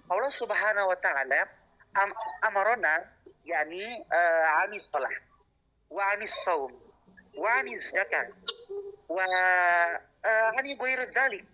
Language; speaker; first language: Arabic; non-native, learner; Indonesian